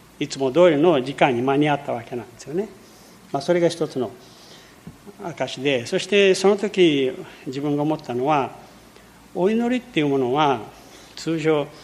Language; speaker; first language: Japanese; early bilingual, heritage; Portuguese